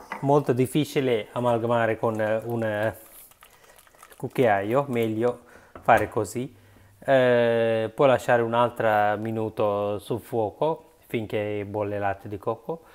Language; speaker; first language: Italian; non-native, learner; Sinhala